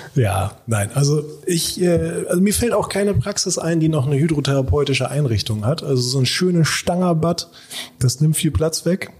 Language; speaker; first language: German; native; German